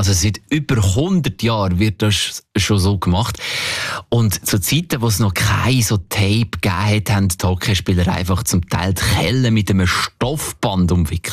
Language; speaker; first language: German; native; German